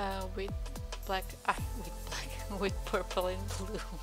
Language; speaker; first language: English; non-native, fluent; Portuguese